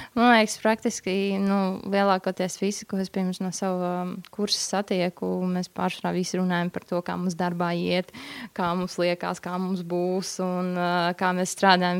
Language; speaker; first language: Latvian; native; Latvian